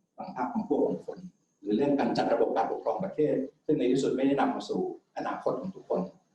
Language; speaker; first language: Thai; native; Thai